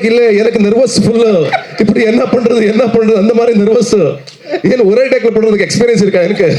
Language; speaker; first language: Tamil; non-native, learner; Kannada